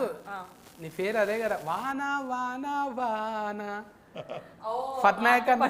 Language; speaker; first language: Telugu; native; Telugu